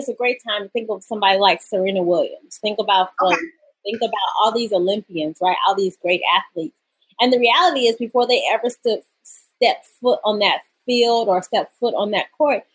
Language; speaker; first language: English; native; English